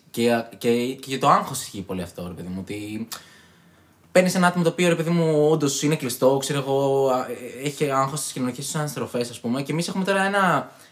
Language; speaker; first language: Greek; native; Greek